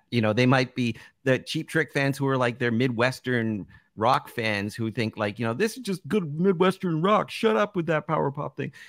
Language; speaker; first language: English; native; English